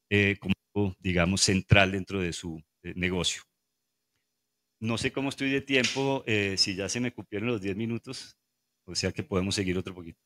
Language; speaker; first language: Spanish; native; Spanish